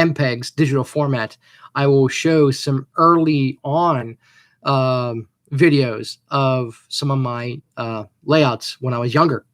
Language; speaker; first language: English; native; English